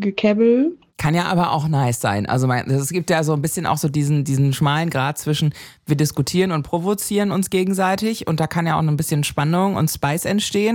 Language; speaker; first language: German; native; German